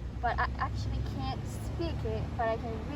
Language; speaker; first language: English; non-native, fluent; Japanese